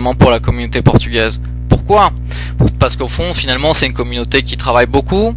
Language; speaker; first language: French; early bilingual, other home language; Portuguese